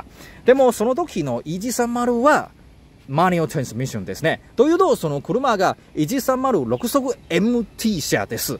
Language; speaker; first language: Japanese; non-native, learner; Chinese